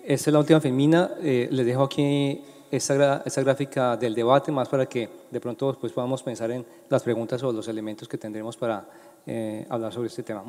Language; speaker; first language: Spanish; native; Spanish